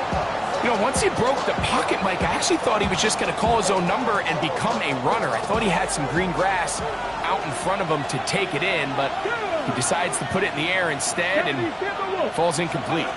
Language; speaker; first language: English; native; English